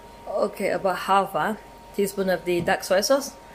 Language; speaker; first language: English; non-native, local second language; Chinese